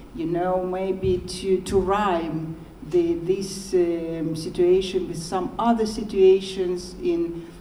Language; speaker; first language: English; non-native, learner; Russian